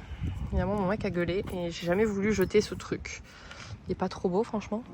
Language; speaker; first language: French; native; French